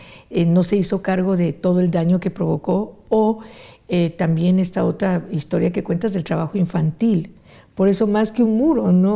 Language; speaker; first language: Spanish; native; Spanish